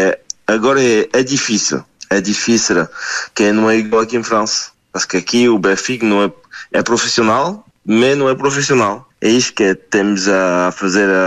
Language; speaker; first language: Portuguese; non-native, learner; French